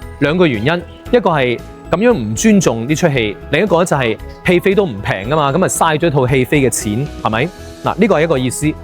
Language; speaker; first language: Cantonese; native; Cantonese